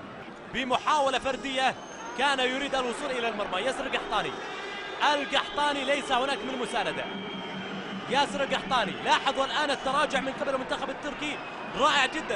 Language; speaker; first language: Arabic; native; Arabic